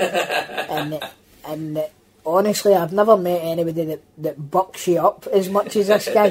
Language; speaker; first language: English; native; English